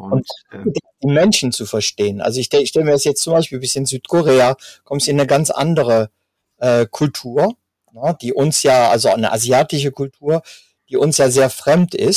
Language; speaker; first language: German; native; German